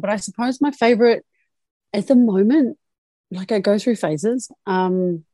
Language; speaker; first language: English; native; English